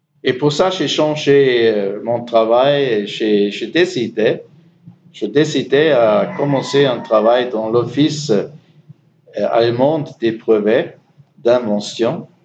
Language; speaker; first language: French; non-native, learner; German